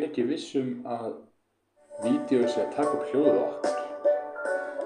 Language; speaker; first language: Icelandic; native; Icelandic